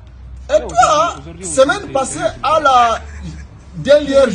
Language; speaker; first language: French; non-native, learner; Rundi